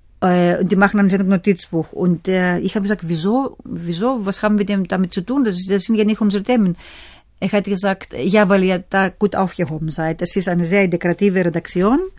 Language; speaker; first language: German; non-native, fluent; Greek